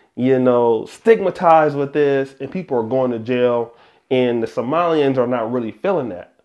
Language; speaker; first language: English; native; English